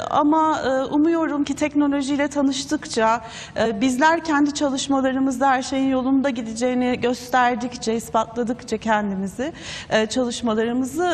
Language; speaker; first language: Turkish; native; Turkish